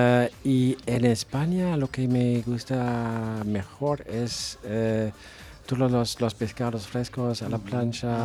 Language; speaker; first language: Spanish; non-native, fluent; German